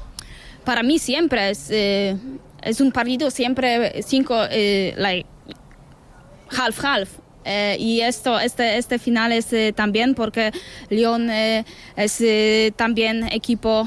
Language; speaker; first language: Spanish; non-native, learner; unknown